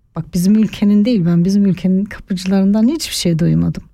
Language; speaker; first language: German; non-native, learner; Turkish